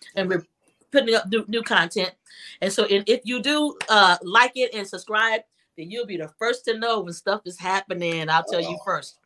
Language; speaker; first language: English; native; English